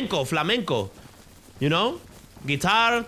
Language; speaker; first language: English; non-native, fluent; Spanish